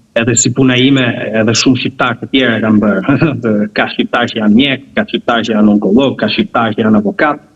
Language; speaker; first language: Albanian; native; Albanian